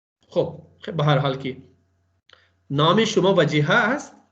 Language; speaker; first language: Persian; non-native, fluent; Urdu